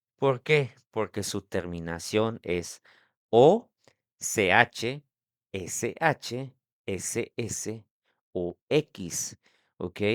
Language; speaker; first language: Spanish; non-native, local second language; Tzeltal